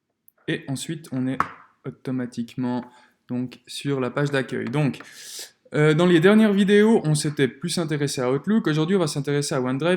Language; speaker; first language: French; native; French